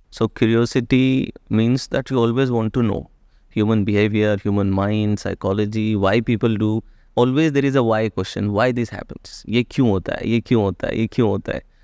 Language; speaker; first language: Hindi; native; Hindi